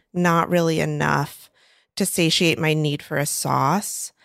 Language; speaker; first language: English; native; English